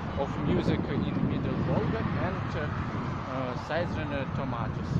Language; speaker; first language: English; non-native, learner; Russian